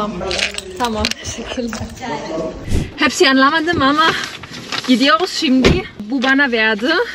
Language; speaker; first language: Turkish; non-native, learner; German